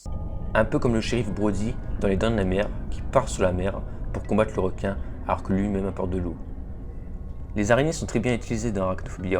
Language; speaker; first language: French; native; French